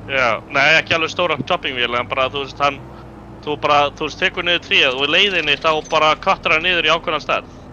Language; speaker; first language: Icelandic; native; Icelandic